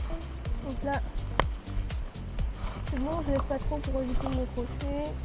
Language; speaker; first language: French; native; French